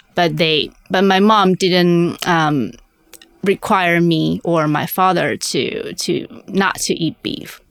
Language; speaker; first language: English; non-native, fluent; Chinese